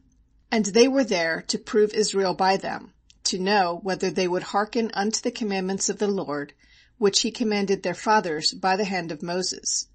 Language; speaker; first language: English; native; English